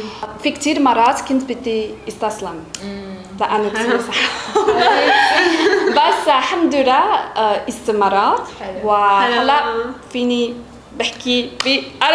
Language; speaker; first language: Arabic; non-native, fluent; Chinese